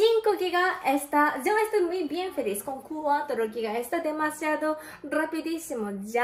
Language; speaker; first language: Spanish; non-native, learner; Japanese